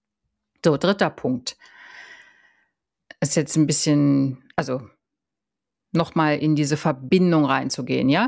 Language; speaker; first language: German; native; German